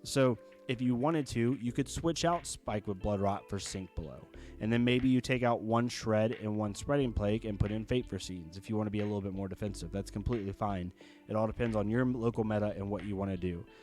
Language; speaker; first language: English; native; English